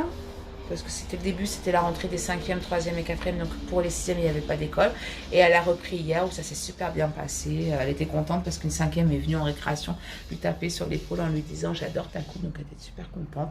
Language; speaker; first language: French; native; French